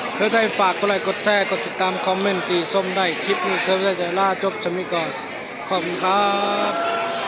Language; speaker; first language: Thai; native; Thai